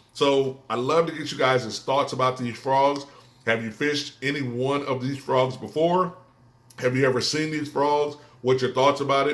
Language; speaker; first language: English; native; English